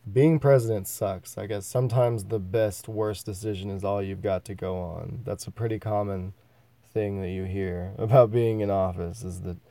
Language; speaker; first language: English; native; English